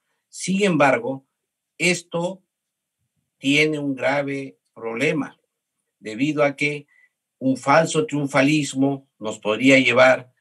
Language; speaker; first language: Spanish; native; Spanish